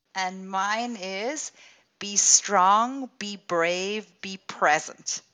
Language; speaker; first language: English; native; English